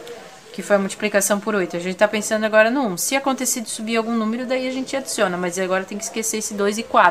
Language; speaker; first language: Portuguese; native; Portuguese